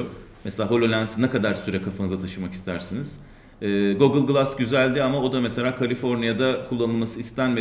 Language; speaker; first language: Turkish; native; Turkish